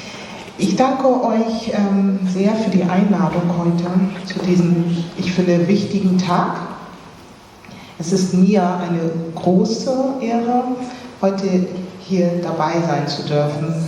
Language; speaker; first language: German; early bilingual, other home language; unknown